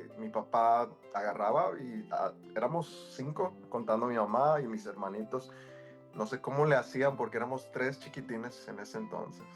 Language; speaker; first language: Spanish; early bilingual, heritage; Spanish